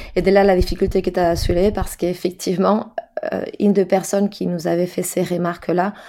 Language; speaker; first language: French; non-native, fluent; Spanish